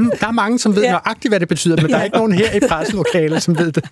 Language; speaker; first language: Danish; native; Danish